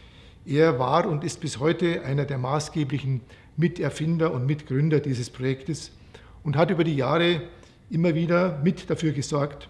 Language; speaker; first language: German; native; German